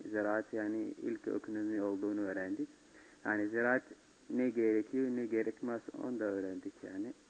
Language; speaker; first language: Turkish; non-native, learner; Somali